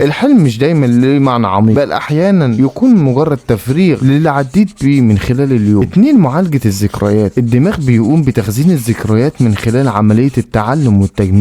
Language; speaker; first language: Arabic; native; Arabic